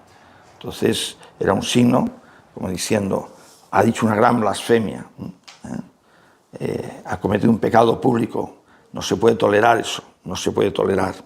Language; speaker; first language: Spanish; native; Spanish